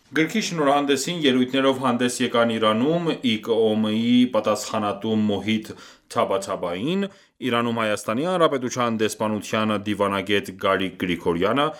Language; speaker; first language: Armenian; early bilingual, heritage; Armenian